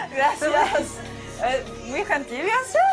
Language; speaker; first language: Spanish; non-native, learner; French